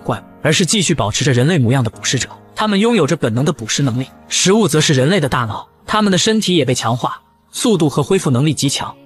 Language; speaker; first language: Chinese; native; Chinese